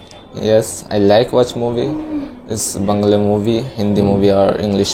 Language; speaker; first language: English; non-native, learner; Bangla